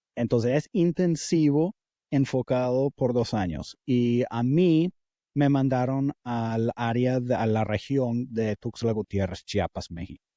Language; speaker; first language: Spanish; non-native, fluent; English